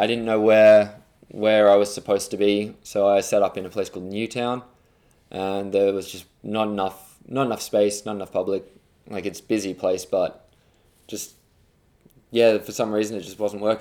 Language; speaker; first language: English; native; English